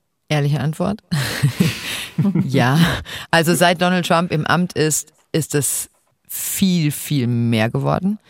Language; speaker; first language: German; native; German